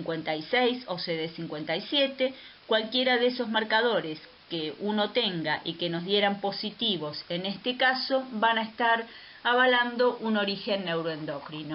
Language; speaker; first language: Spanish; native; Spanish